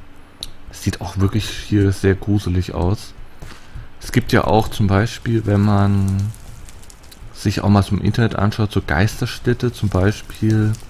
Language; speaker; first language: German; native; German